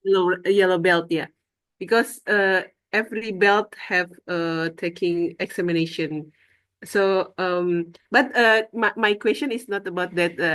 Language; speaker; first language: English; non-native, learner; Indonesian